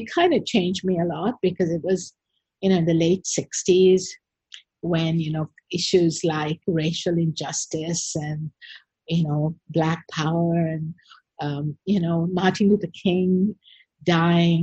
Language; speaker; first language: English; non-native, local second language; Sinhala